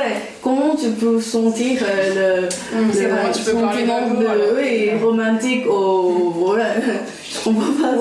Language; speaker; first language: French; non-native, learner; Japanese